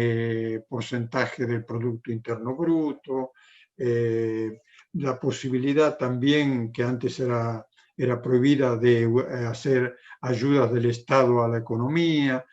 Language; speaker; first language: Spanish; non-native, fluent; Italian